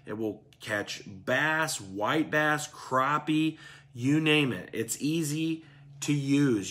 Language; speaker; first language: English; native; English